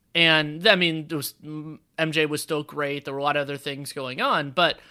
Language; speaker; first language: English; native; English